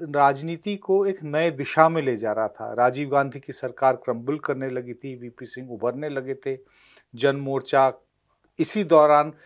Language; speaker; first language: Hindi; native; Hindi